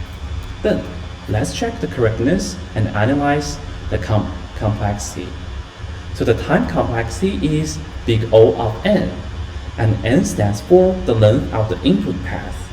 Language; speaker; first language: English; non-native, fluent; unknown